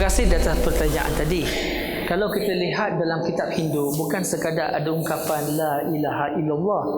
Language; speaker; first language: Malay; non-native, local second language; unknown